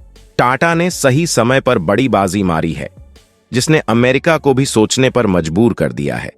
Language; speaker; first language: Hindi; native; Hindi